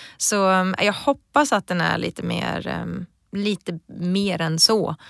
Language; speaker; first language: Swedish; native; Swedish